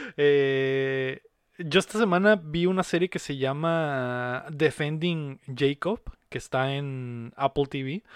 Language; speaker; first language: Spanish; native; Spanish